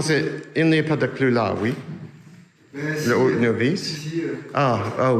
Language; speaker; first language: French; non-native, learner; English